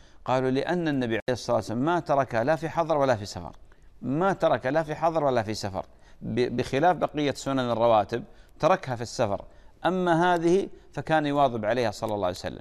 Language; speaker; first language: Arabic; native; Arabic